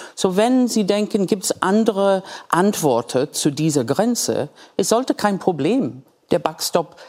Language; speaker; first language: German; non-native, fluent; English